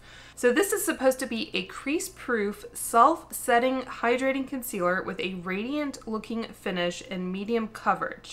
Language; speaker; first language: English; native; English